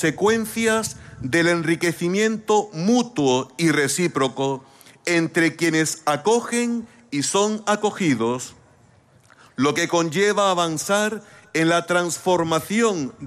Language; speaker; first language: Spanish; native; Spanish